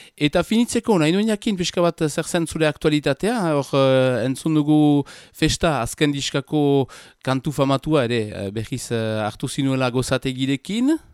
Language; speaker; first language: Basque; native; Basque